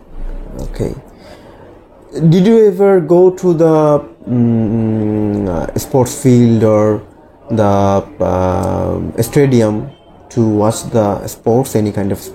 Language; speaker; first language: English; non-native, fluent; Bangla